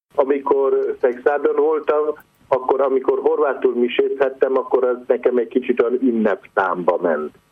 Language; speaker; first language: Hungarian; non-native, local second language; Croatian